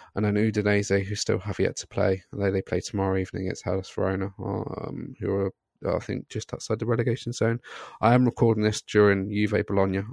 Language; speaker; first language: English; native; English